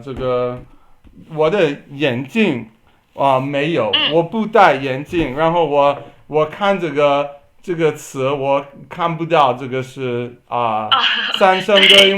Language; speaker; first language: Chinese; non-native, learner; English